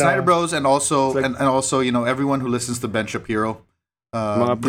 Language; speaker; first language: English; non-native, local second language; Cebuano